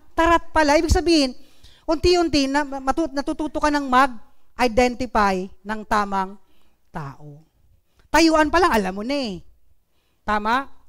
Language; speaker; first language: Filipino; non-native, local second language; Bikol